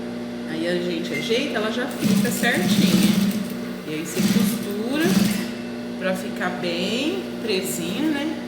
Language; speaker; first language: Portuguese; native; Portuguese